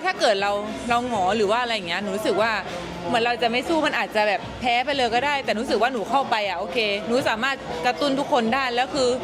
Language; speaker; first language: Thai; native; Thai